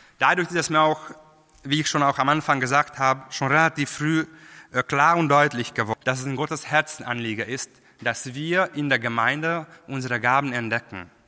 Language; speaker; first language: German; non-native, fluent; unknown